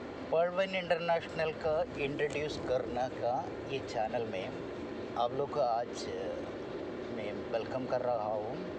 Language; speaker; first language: Hindi; non-native, local second language; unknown